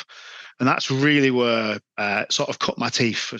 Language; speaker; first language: English; native; English